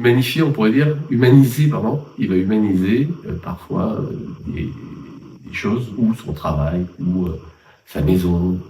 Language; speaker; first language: French; native; French